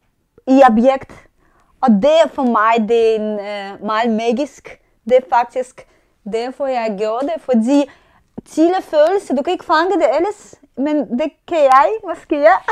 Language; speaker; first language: Danish; non-native, fluent; Russian